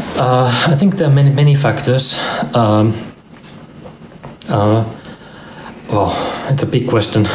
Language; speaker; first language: English; non-native, fluent; Finnish